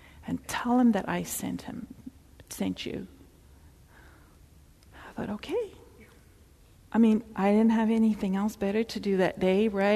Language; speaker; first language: English; early bilingual, other home language; Dutch